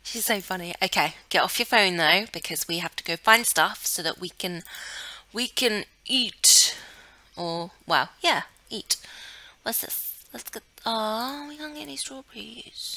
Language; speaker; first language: English; native; English